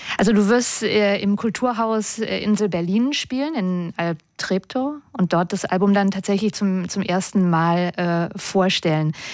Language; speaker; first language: German; native; German